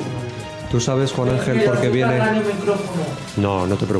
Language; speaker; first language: Spanish; native; Spanish